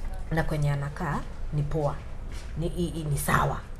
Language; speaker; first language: Swahili; native; Swahili